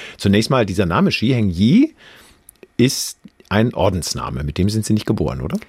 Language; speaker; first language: German; native; German